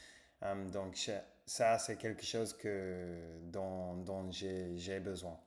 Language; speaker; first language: French; non-native, fluent; English